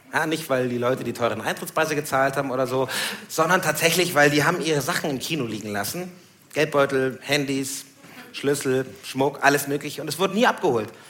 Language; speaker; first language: German; early bilingual, other home language; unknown